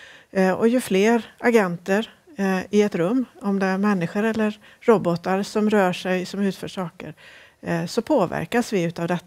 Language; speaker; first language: Swedish; native; Swedish